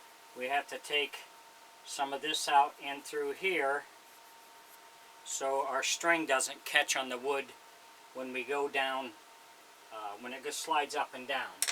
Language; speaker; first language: English; native; English